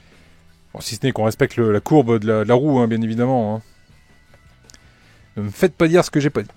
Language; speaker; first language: French; native; French